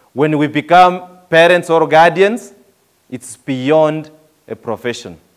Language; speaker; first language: English; non-native, local second language; Swahili